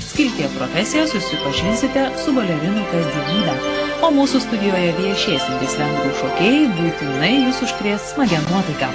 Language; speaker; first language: Lithuanian; native; Lithuanian